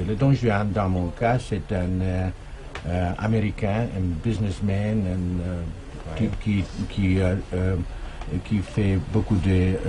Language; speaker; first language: French; non-native, fluent; German